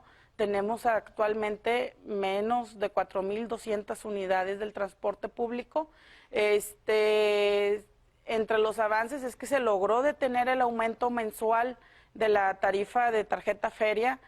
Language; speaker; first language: Spanish; native; Spanish